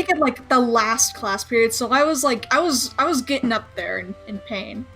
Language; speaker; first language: English; native; English